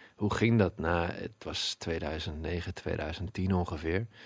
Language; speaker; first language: Dutch; early bilingual, other home language; Arabic